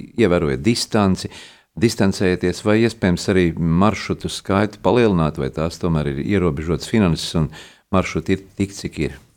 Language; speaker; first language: Latvian; native; Latvian